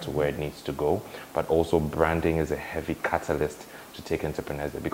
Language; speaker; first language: English; non-native, local second language; Akan